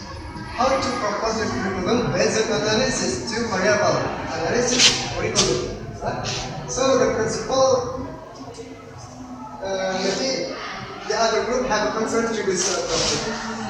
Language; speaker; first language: English; non-native, learner; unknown